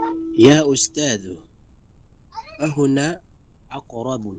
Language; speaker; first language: Arabic; non-native, learner; Filipino